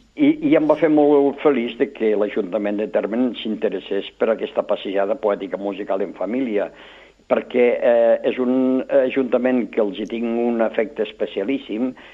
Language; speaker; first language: Catalan; native; Catalan